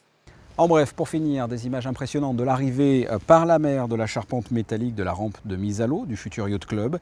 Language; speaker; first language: French; native; French